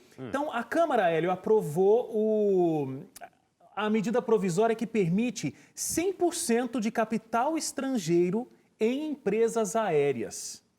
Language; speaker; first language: Portuguese; native; Portuguese